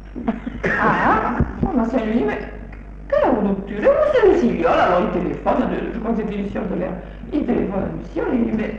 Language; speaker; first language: French; native; French